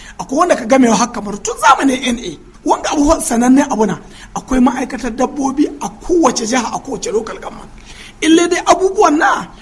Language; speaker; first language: Hausa; non-native, local second language; Fula